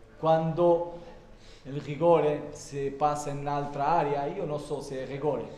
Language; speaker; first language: Italian; non-native, learner; Portuguese